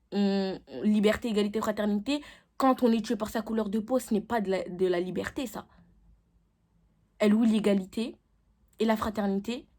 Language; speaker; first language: French; native; French